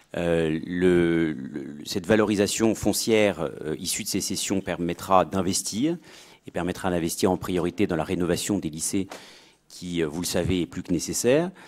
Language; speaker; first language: French; native; French